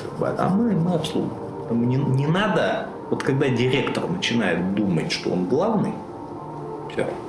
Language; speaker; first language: Russian; native; Russian